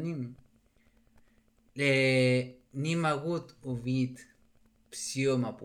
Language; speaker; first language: Russian; non-native, learner; Spanish